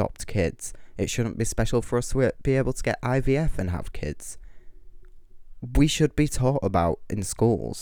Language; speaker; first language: English; native; English